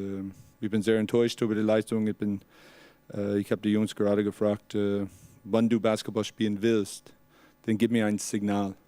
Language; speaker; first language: German; non-native, learner; English